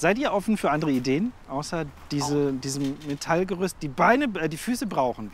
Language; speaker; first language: German; native; German